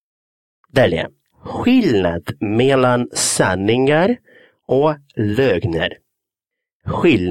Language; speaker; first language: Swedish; non-native, fluent; Russian